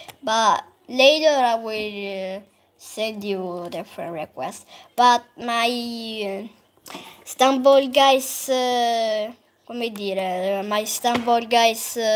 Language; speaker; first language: English; non-native, learner; Italian